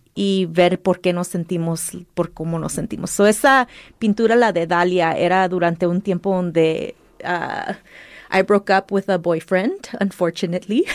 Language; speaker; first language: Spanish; early bilingual, heritage; Spanish